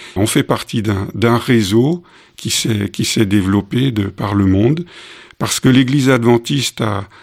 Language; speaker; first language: French; native; French